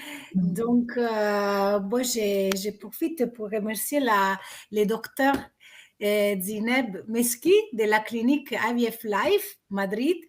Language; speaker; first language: French; non-native, fluent; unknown